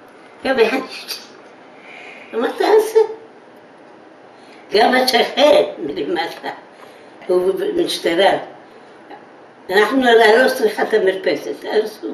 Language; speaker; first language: Hebrew; non-native, fluent; Yiddish